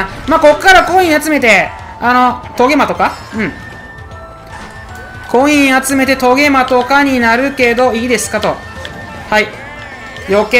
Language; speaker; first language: Japanese; native; Japanese